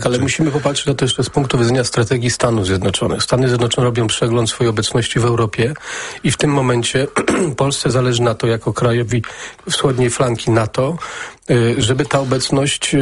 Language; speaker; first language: Polish; native; Polish